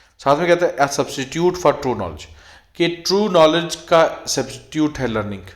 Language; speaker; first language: Urdu; native; Urdu